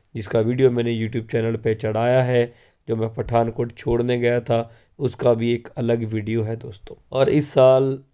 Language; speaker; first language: Hindi; non-native, local second language; Punjabi